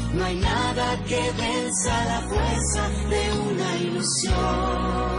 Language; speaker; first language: Spanish; native; Spanish